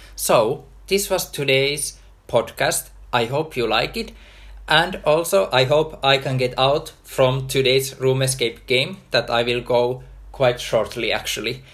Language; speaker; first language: English; non-native, fluent; Finnish